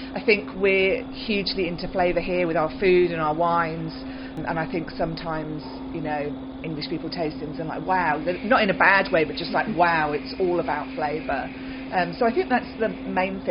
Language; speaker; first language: English; native; English